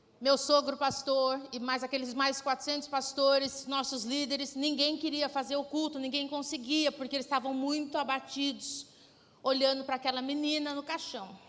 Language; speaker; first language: Portuguese; native; Portuguese